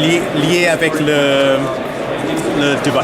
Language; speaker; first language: French; non-native, learner; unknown